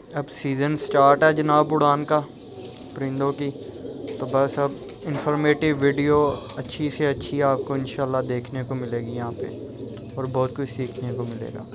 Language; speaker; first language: Urdu; non-native, local second language; Punjabi